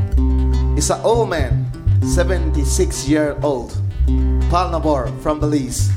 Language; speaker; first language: English; non-native, learner; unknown